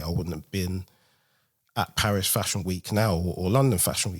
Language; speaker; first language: English; native; English